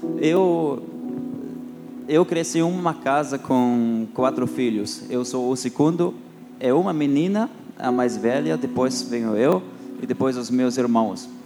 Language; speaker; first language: Portuguese; non-native, fluent; German